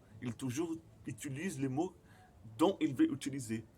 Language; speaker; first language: French; non-native, learner; Portuguese